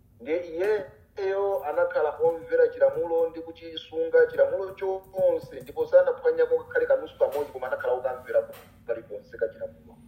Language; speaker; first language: Nyanja; non-native, local second language; Tumbuka